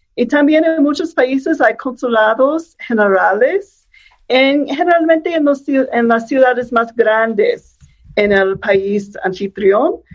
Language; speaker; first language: Spanish; non-native, fluent; English